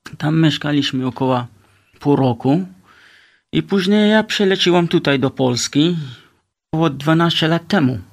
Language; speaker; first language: Polish; non-native, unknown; Kurdish